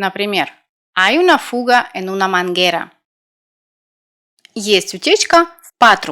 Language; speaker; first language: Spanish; non-native, fluent; Russian